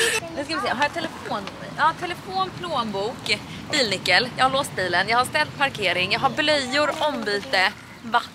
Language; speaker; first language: Swedish; native; Swedish